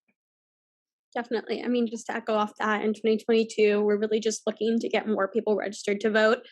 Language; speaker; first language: English; native; English